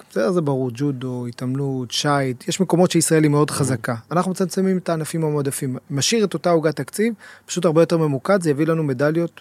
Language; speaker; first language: Hebrew; native; Hebrew